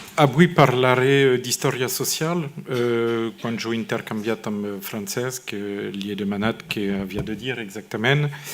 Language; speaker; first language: Catalan; non-native, fluent; French